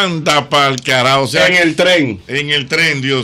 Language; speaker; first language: Spanish; native; Spanish